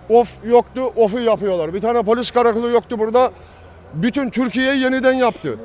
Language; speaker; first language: Turkish; native; Turkish